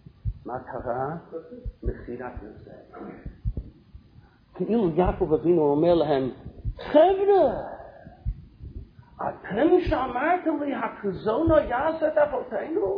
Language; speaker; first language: Hebrew; non-native, fluent; English